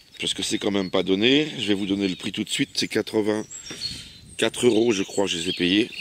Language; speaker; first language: French; native; French